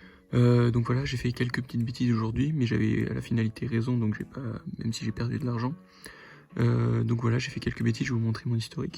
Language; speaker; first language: French; native; French